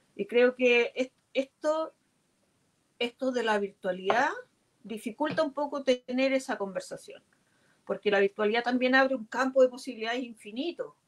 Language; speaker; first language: Spanish; native; Spanish